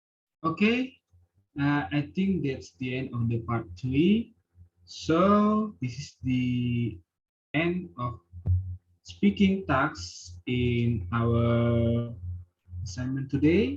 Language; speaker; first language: English; non-native, learner; Indonesian